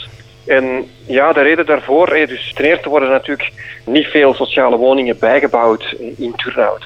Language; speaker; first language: Dutch; native; Dutch